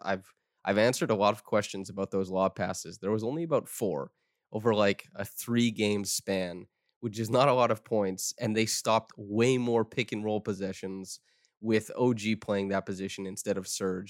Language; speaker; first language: English; native; English